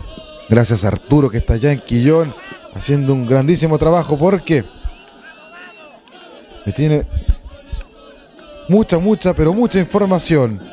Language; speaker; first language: Spanish; native; Spanish